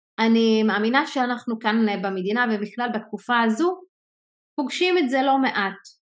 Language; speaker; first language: Hebrew; non-native, local second language; Arabic